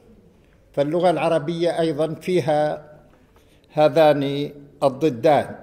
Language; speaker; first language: Arabic; native; Arabic